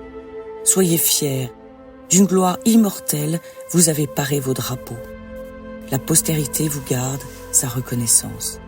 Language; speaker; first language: French; native; French